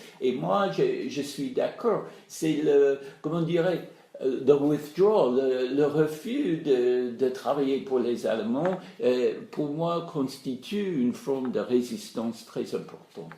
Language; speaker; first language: French; non-native, fluent; English